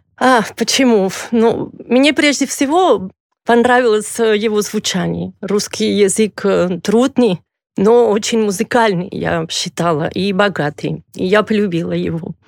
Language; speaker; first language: Russian; non-native, fluent; Catalan